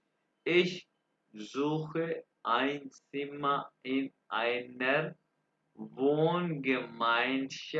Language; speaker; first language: German; non-native, fluent; Urdu